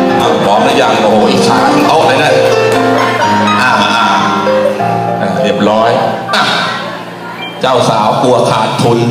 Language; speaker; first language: Thai; native; Thai